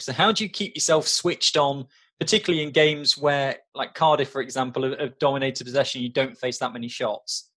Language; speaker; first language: English; native; English